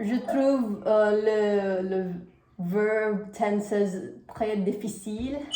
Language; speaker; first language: French; non-native, learner; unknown